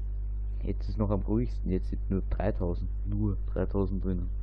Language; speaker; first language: German; native; German